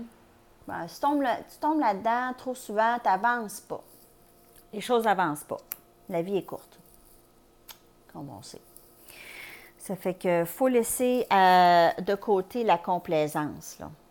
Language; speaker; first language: French; native; French